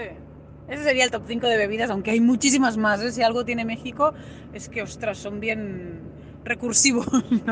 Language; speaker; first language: Spanish; native; Spanish